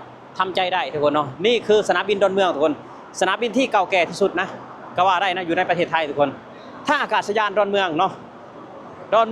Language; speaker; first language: Thai; non-native, local second language; Lao